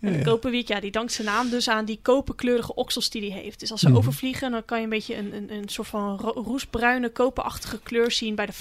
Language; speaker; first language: Dutch; native; Dutch